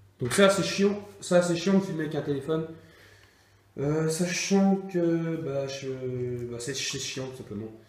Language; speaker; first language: French; native; French